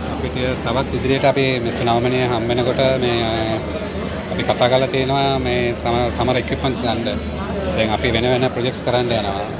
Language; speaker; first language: Sinhala; non-native, local second language; Tamil